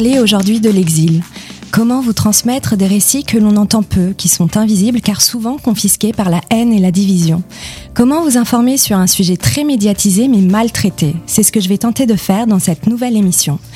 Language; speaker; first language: French; native; French